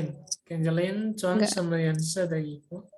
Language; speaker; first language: Chinese; non-native, fluent; Indonesian